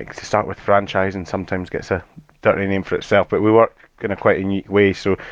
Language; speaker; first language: English; native; English